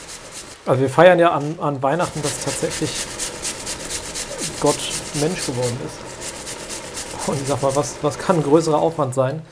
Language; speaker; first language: German; native; German